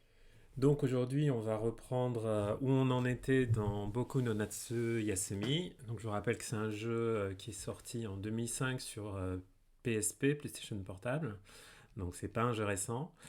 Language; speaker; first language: French; native; French